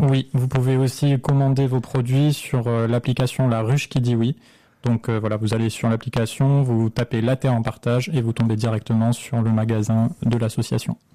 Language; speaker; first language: French; native; French